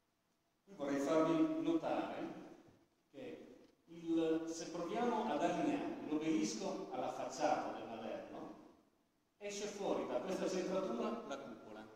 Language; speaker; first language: Italian; native; Italian